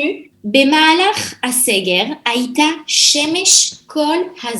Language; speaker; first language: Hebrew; non-native, fluent; French